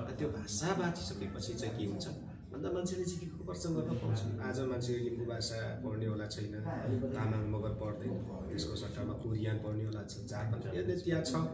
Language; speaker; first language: Nepali; non-native, local second language; Limburgish